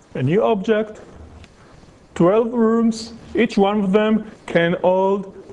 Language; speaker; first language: English; non-native, fluent; Hebrew